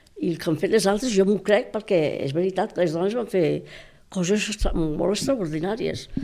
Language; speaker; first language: Catalan; native; Catalan